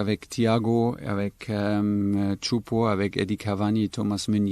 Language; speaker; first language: French; non-native, fluent; German